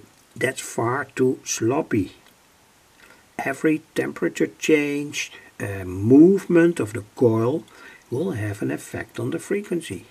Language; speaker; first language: English; non-native, fluent; Dutch